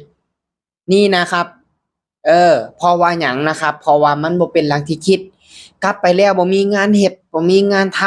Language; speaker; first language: Thai; non-native, local second language; Lao